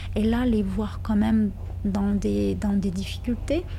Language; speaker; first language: French; non-native, fluent; Lithuanian